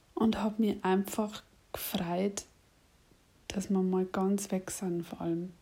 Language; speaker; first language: German; native; German